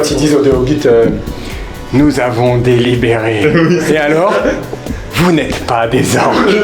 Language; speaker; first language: French; native; French